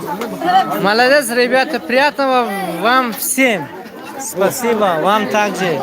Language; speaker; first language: Russian; non-native, learner; Tajik